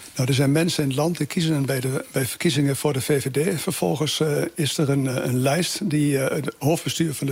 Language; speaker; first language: Dutch; native; Dutch